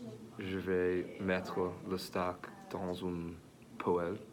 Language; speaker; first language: French; non-native, learner; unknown